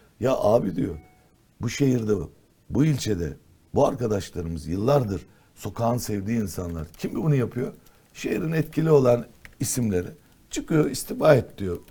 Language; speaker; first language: Turkish; non-native, local second language; Kurdish